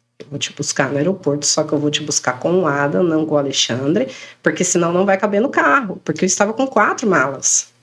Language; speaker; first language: Portuguese; native; Portuguese